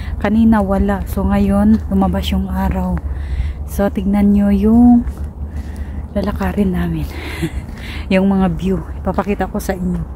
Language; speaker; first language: Filipino; non-native, local second language; Cebuano